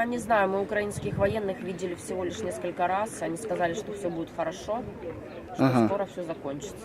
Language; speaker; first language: Russian; native; Russian